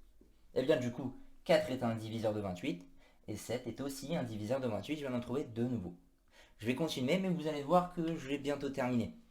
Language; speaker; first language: French; native; French